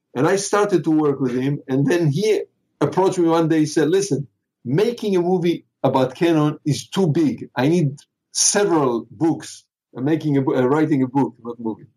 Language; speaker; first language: English; non-native, fluent; Hebrew